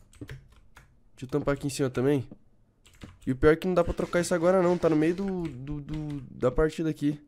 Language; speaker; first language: Portuguese; native; Portuguese